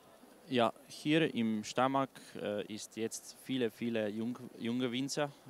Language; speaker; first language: German; non-native, learner; Slovenian